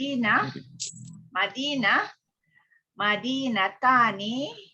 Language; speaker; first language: Arabic; non-native, learner; Malay